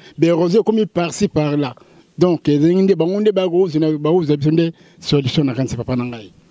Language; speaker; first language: Lingala; native; Lingala